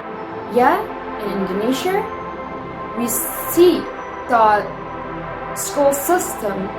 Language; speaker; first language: English; non-native, fluent; Indonesian